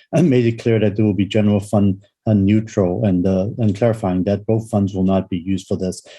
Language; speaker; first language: English; non-native, local second language; Cantonese